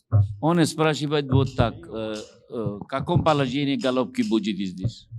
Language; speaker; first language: Russian; non-native, learner; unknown